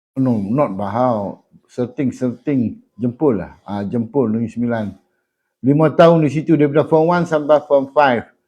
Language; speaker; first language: Malay; native; Malay